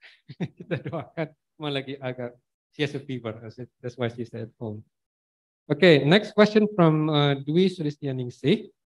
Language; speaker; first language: English; non-native, fluent; Indonesian